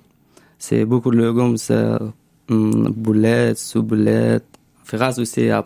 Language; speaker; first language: French; non-native, learner; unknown